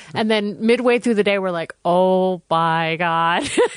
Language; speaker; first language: English; native; English